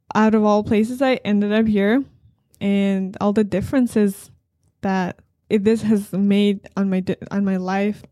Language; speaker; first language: English; non-native, fluent; Persian